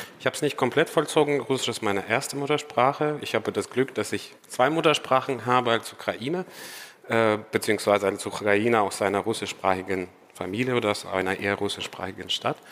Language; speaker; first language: German; non-native, fluent; Ukrainian